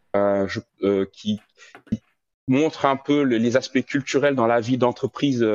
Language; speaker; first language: French; non-native, local second language; Wolof